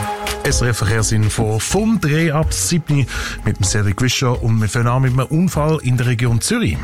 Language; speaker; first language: German; native; German